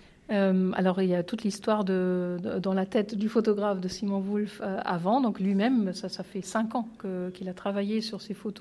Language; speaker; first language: French; non-native, fluent; German